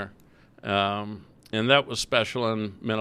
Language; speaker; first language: English; native; English